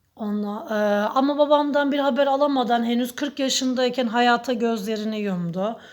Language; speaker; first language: Turkish; native; Turkish